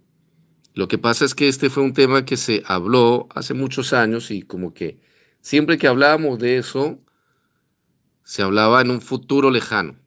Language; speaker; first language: Spanish; native; Spanish